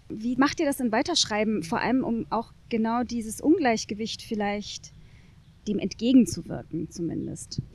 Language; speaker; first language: German; native; German